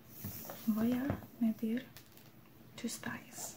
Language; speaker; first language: Spanish; non-native, learner; English